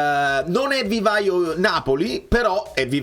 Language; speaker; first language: Italian; native; Italian